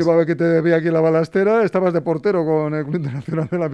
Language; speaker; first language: Spanish; native; Spanish